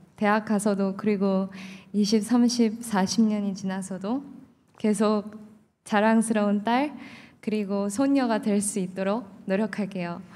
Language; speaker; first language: Korean; early bilingual, heritage; Korean